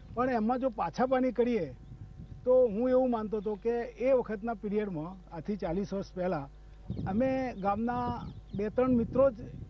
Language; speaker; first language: Gujarati; native; Gujarati